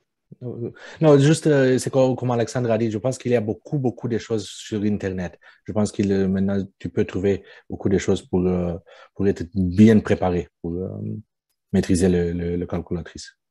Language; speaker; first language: French; non-native, fluent; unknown